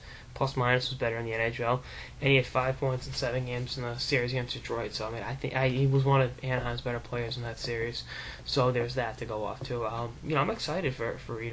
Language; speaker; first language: English; native; English